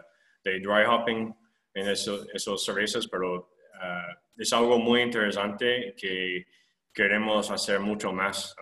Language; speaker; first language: Spanish; non-native, fluent; English